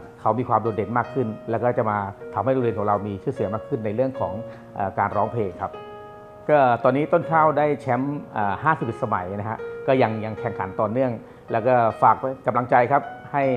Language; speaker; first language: Thai; native; Thai